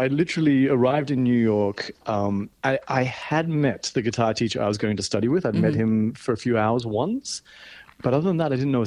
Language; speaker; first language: English; native; English